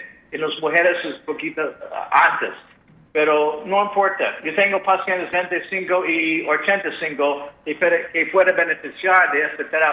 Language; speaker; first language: Spanish; non-native, fluent; English